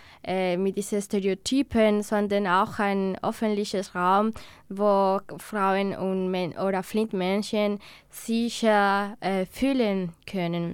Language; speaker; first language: German; non-native, learner; Spanish